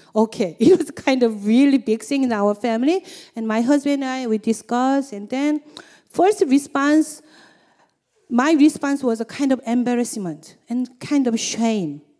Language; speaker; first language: English; non-native, learner; Korean